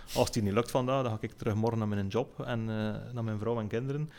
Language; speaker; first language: Dutch; native; Dutch